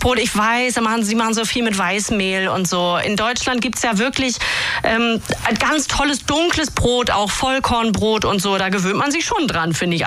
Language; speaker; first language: German; native; German